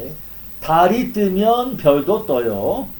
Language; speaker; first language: Korean; non-native, fluent; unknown